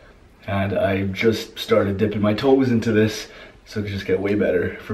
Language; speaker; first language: English; native; English